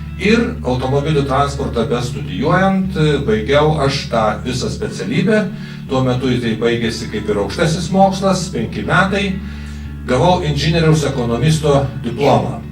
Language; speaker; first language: Lithuanian; native; Lithuanian